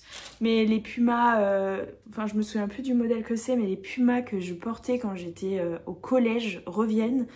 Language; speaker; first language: French; native; French